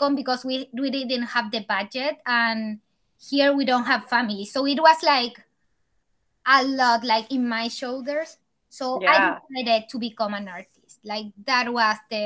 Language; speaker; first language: English; non-native, fluent; Spanish